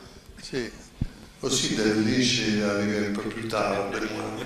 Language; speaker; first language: French; non-native, fluent; Italian